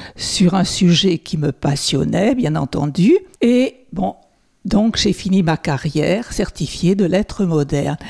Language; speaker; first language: French; native; French